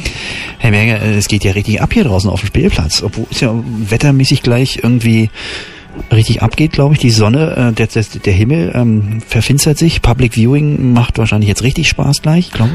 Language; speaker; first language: German; native; German